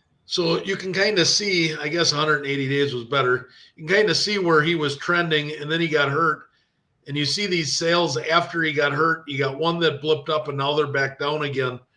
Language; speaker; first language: English; native; English